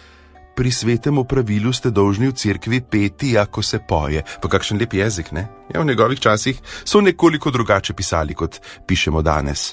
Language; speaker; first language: Slovenian; native; Slovenian